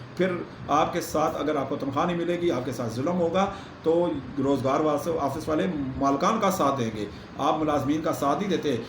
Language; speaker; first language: Urdu; non-native, local second language; Pashto